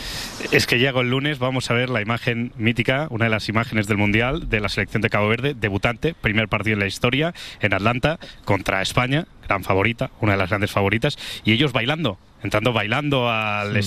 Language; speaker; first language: Spanish; native; Spanish